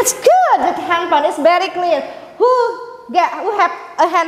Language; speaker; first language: English; non-native, fluent; Indonesian